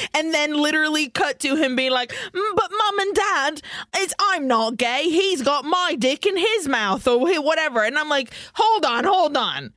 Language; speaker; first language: English; early bilingual, other home language; Spanish